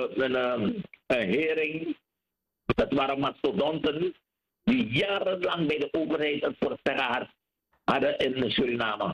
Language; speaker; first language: Dutch; native; Dutch